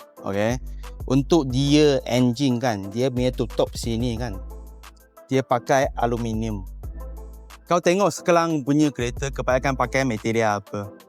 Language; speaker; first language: Malay; non-native, local second language; Chinese